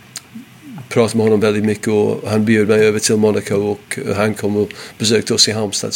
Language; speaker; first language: Swedish; non-native, fluent; English